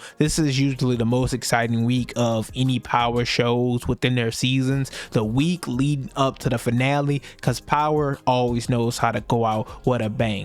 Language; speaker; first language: English; native; English